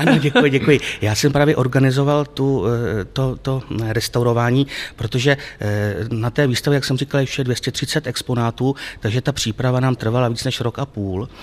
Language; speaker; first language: Czech; native; Czech